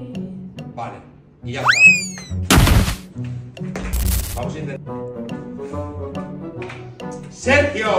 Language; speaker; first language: Spanish; native; Spanish